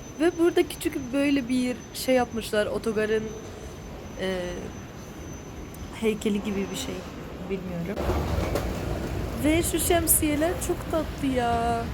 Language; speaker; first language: Turkish; early bilingual, other home language; Arabic